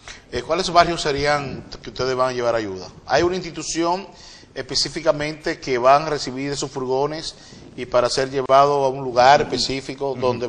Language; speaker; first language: Spanish; native; Spanish